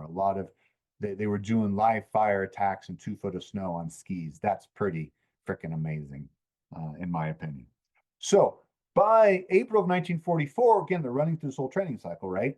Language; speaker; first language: English; native; English